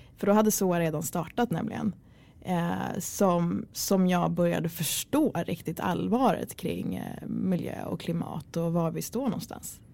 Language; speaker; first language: Swedish; early bilingual, other home language; Kurdish